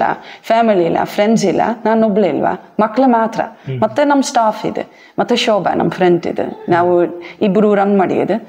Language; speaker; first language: Kannada; non-native, learner; Dutch